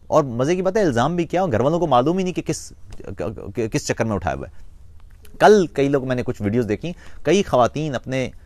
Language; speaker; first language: Urdu; non-native, local second language; Punjabi